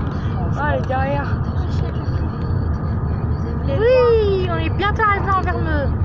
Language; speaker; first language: French; native; French